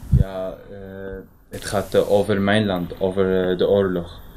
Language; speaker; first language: Dutch; non-native, learner; Arabic